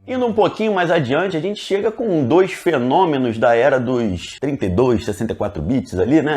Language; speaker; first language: Portuguese; native; Portuguese